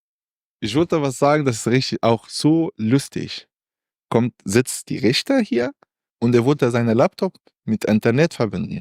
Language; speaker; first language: German; non-native, learner; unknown